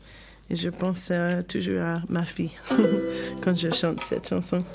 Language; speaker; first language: French; non-native, learner; English